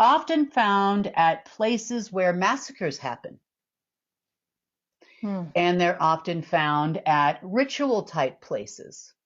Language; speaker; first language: English; native; English